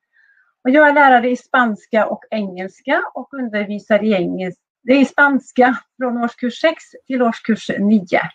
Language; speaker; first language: Swedish; native; Swedish